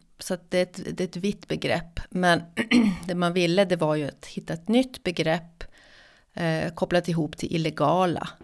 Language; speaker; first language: Swedish; native; Swedish